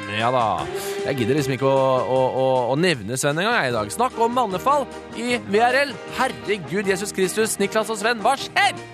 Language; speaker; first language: Norwegian; native; Norwegian